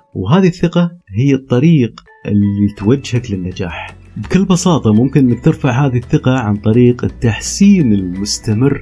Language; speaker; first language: Arabic; native; Arabic